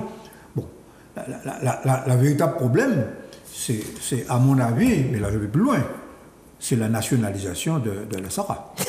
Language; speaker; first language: French; native; French